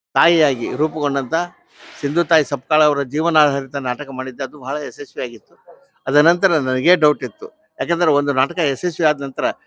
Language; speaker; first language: Kannada; non-native, local second language; Marathi